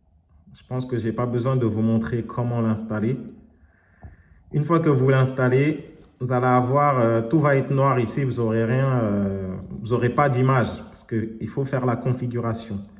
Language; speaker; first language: French; native; French